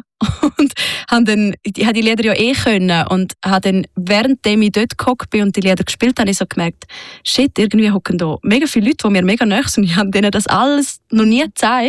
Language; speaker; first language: German; native; German